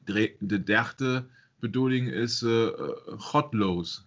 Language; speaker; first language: Dutch; non-native, fluent; German